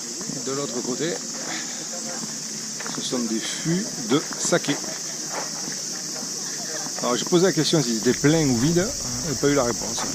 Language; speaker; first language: French; native; French